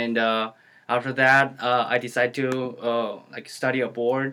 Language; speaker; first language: English; non-native, learner; Chinese